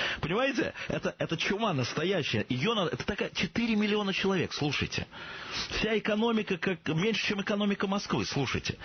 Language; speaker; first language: Russian; native; Russian